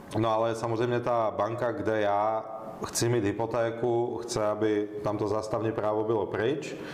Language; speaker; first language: Czech; native; Czech